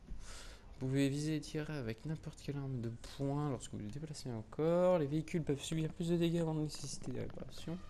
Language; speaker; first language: French; native; French